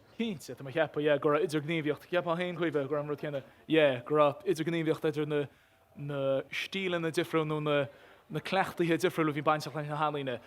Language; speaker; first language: Irish; native; Irish